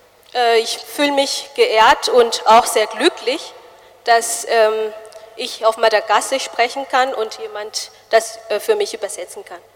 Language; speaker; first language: German; non-native, fluent; Malagasy